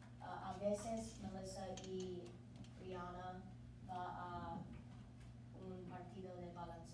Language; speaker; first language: Spanish; non-native, learner; English